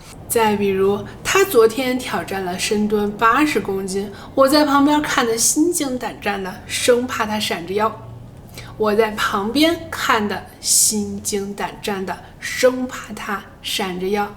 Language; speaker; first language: Chinese; native; Chinese